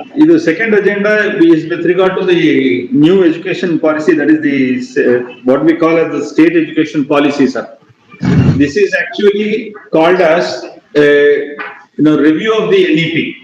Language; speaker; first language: English; non-native, local second language; Kannada